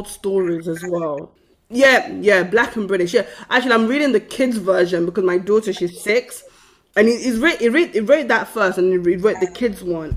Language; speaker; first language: English; native; English